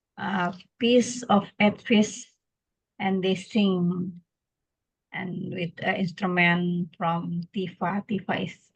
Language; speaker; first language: English; non-native, learner; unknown